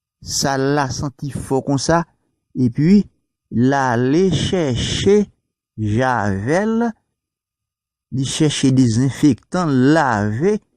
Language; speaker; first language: French; non-native, local second language; Haitian Creole